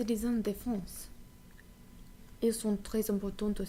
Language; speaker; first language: French; non-native, learner; English